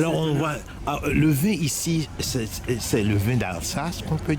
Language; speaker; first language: French; non-native, local second language; Haitian Creole